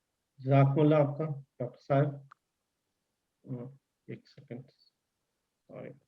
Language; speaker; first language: Urdu; native; Urdu